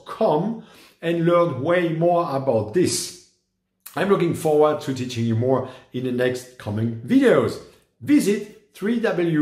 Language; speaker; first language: English; non-native, fluent; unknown